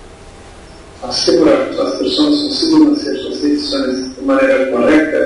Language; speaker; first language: Spanish; non-native, fluent; Portuguese